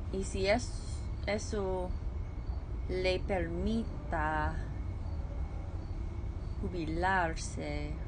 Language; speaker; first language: Spanish; non-native, fluent; English